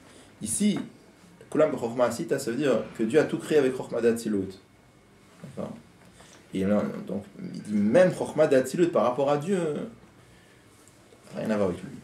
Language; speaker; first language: French; native; French